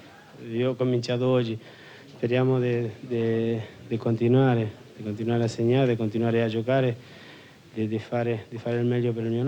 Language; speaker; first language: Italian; non-native, learner; Spanish